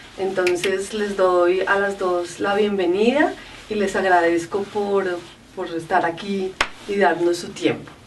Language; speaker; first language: Spanish; native; Spanish